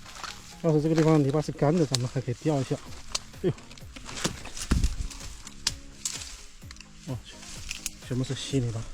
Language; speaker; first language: Chinese; native; Chinese